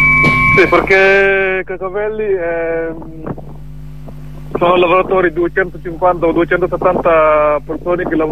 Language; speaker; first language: Italian; non-native, learner; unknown